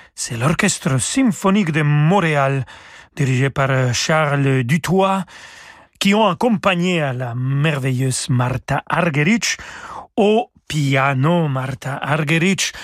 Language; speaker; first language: French; non-native, fluent; Spanish